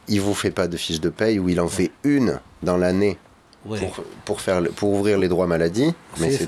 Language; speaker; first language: French; native; French